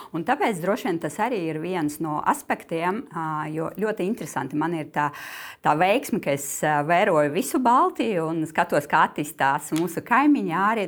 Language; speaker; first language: Latvian; non-native, local second language; Russian